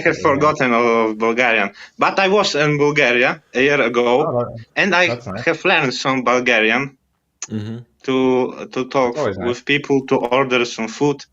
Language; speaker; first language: English; non-native, fluent; Polish